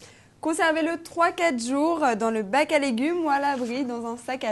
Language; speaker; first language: French; native; French